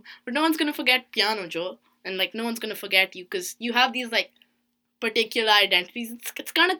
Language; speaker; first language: English; non-native, local second language; Hindi